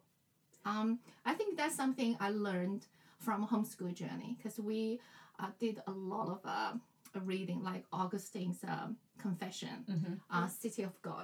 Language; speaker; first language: English; non-native, fluent; Chinese